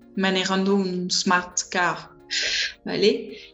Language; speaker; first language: Spanish; non-native, fluent; French